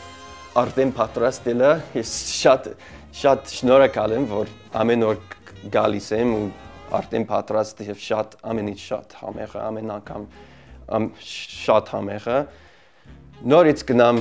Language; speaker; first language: Armenian; non-native, learner; English